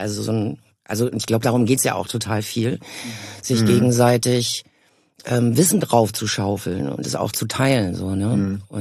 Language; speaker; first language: German; native; German